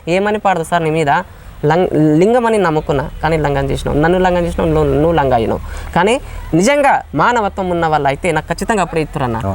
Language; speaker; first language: Telugu; non-native, local second language; Lambadi